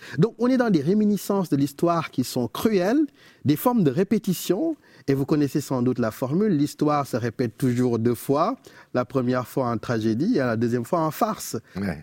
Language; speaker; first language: French; non-native, local second language; Wolof